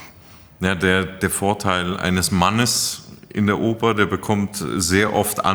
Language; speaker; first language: German; native; German